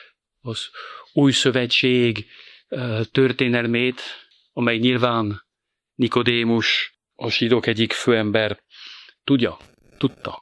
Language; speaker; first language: Hungarian; non-native, fluent; French